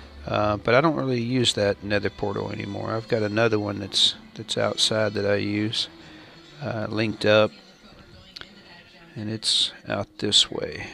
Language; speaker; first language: English; native; English